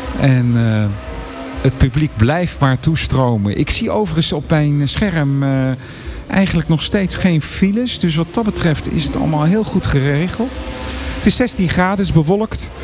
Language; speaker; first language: Dutch; native; Dutch